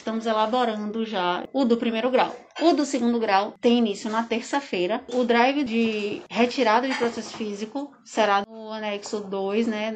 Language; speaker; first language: Portuguese; native; Portuguese